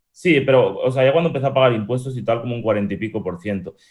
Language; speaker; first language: Spanish; native; Spanish